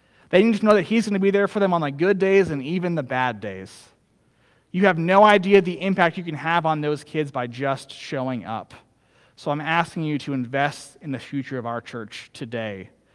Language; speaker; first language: English; native; English